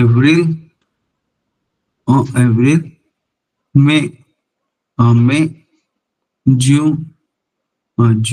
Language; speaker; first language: French; non-native, learner; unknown